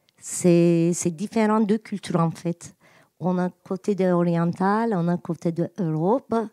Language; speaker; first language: French; non-native, learner; Turkish